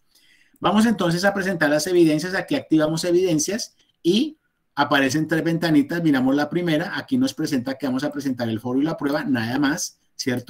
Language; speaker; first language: Spanish; native; Spanish